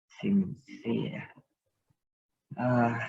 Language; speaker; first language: English; non-native, learner; Thai